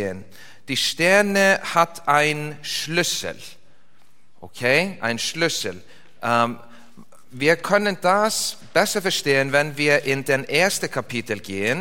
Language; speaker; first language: German; non-native, learner; English